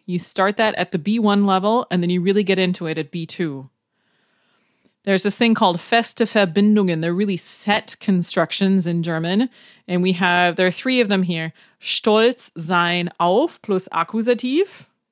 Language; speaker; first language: English; native; English